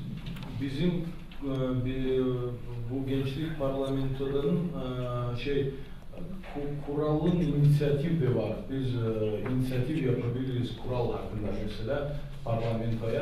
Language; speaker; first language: Turkish; non-native, learner; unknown